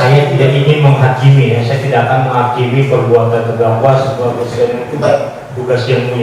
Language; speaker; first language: Indonesian; native; Indonesian